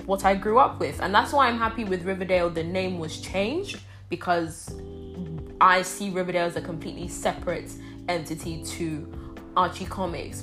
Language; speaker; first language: English; non-native, local second language; Yoruba